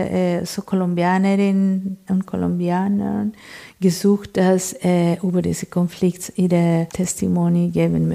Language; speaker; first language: German; non-native, fluent; Spanish